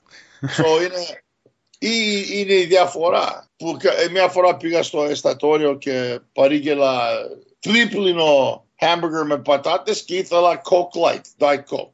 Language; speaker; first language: Greek; early bilingual, heritage; Greek